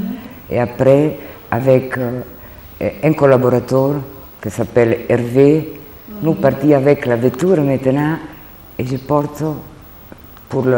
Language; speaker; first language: French; non-native, learner; Italian